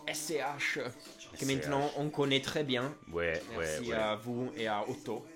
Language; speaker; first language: French; non-native, fluent; Italian